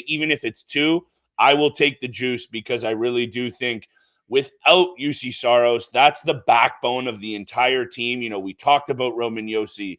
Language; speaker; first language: English; native; English